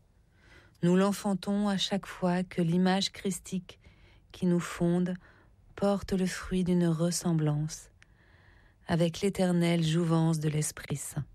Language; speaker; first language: French; native; French